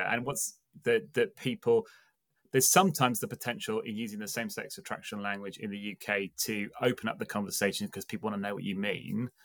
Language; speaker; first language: English; native; English